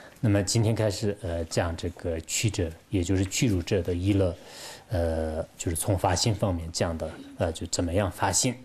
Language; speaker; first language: Chinese; non-native, local second language; Tibetan